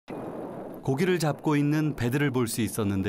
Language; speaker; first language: Korean; native; Korean